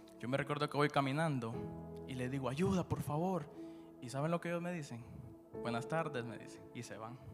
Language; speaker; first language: Spanish; native; Spanish